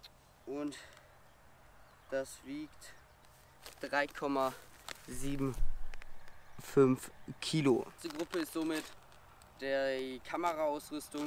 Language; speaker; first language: German; native; German